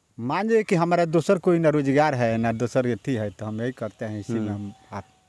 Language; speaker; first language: Hindi; non-native, local second language; Bhojpuri